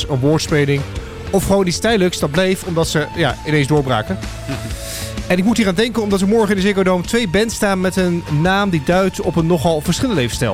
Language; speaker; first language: Dutch; native; Dutch